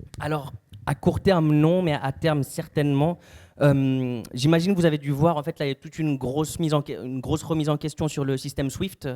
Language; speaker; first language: French; native; French